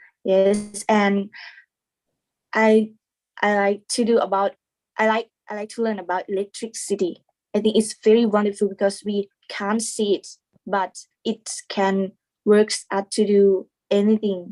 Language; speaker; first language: English; non-native, learner; Thai